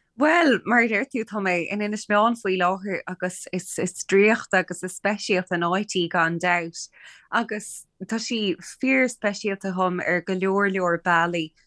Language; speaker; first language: Irish; non-native, local second language; English